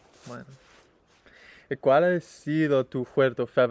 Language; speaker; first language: Spanish; non-native, learner; English